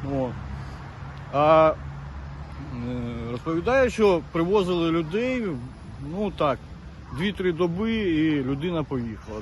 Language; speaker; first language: Ukrainian; native; Ukrainian